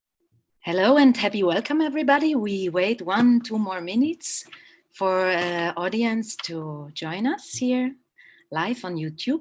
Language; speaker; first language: English; non-native, fluent; German